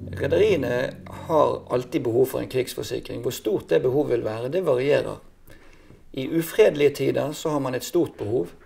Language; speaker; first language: Norwegian; native; Norwegian